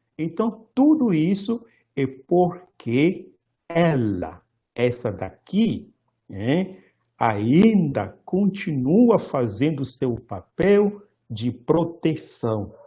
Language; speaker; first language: Portuguese; non-native, fluent; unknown